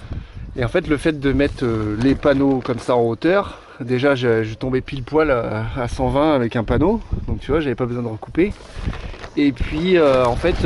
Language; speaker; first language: French; native; French